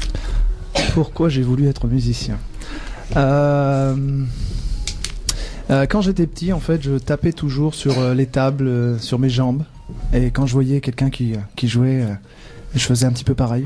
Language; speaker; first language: French; native; French